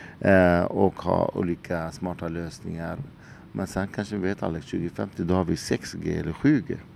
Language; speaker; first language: Swedish; non-native, fluent; Arabic